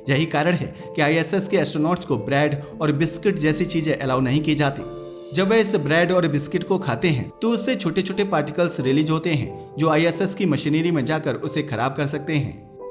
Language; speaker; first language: Hindi; native; Hindi